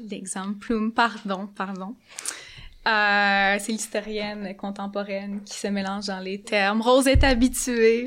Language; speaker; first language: French; native; French